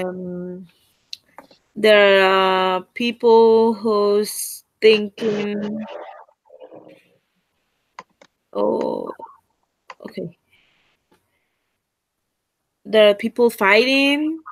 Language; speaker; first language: English; non-native, learner; Spanish